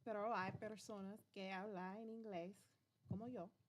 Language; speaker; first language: Spanish; non-native, learner; English